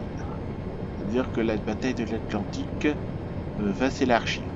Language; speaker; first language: French; native; French